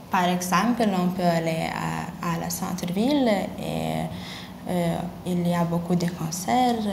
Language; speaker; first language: French; non-native, learner; Lithuanian